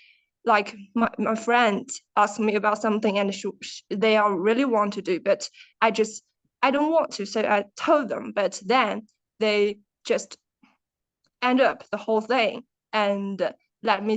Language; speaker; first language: English; non-native, learner; Chinese